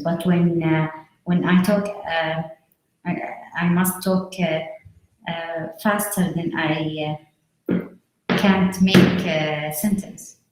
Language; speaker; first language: English; non-native, learner; Arabic